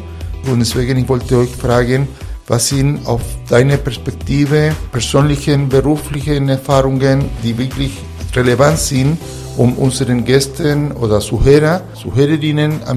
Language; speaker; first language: German; non-native, fluent; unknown